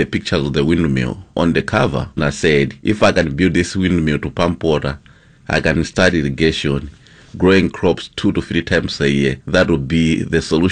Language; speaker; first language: English; non-native, local second language; Nyanja